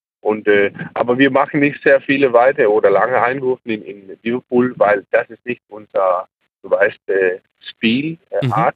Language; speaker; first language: German; non-native, learner; Danish